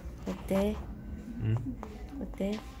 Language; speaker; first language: Korean; non-native, learner; English